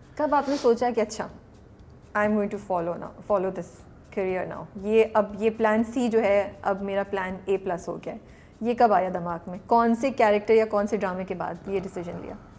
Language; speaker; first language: Urdu; native; Urdu